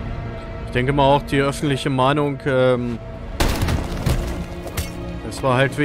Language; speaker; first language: German; native; German